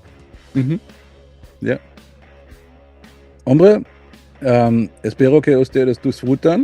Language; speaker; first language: Spanish; non-native, learner; German